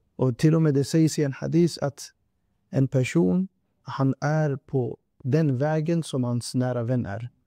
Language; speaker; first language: Swedish; non-native, fluent; Urdu